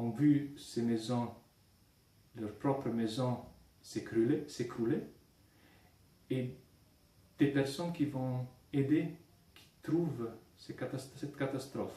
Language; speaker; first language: French; non-native, fluent; Italian